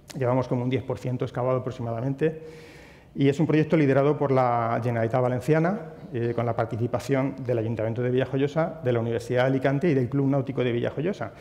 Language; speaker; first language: Spanish; native; Spanish